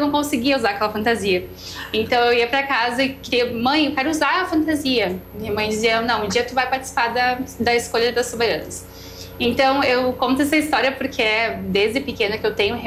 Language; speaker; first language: Portuguese; native; Portuguese